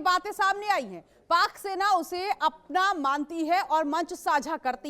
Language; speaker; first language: Hindi; native; Hindi